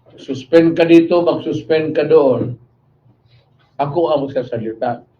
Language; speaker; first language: Filipino; non-native, local second language; Cebuano